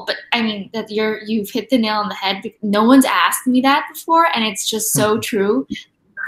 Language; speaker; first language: English; non-native, local second language; Filipino